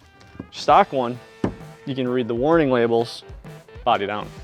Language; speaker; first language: English; native; English